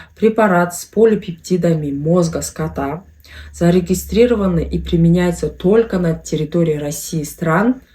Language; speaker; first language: Russian; non-native, local second language; Kazakh